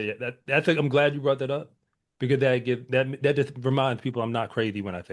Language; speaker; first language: English; native; English